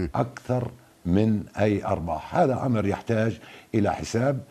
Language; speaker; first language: Arabic; native; Arabic